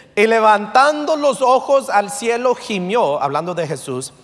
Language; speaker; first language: Spanish; early bilingual, heritage; Spanish